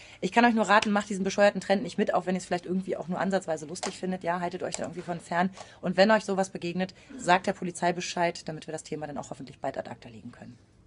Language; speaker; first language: German; native; German